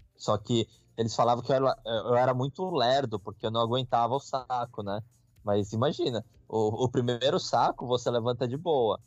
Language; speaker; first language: Portuguese; native; Portuguese